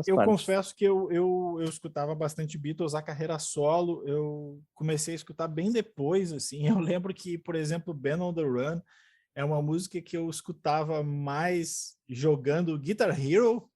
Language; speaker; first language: Portuguese; native; Portuguese